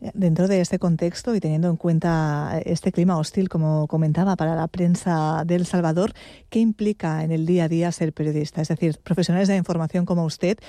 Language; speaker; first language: Spanish; non-native, local second language; Catalan